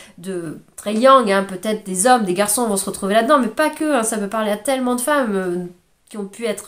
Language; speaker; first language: French; native; French